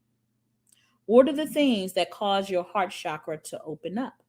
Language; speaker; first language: English; native; English